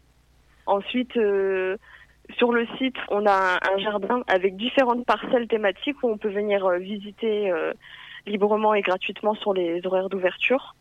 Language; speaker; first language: French; native; French